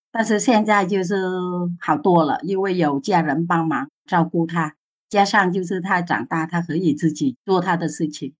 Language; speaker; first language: Chinese; non-native, fluent; Vietnamese